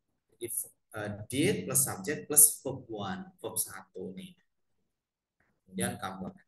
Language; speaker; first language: English; non-native, fluent; Indonesian